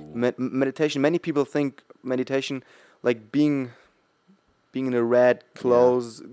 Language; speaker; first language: English; non-native, fluent; German